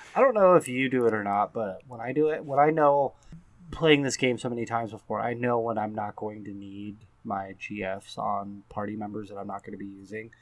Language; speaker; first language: English; native; English